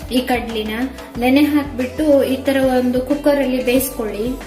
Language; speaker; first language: Kannada; native; Kannada